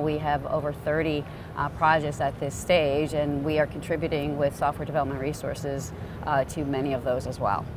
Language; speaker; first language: English; native; English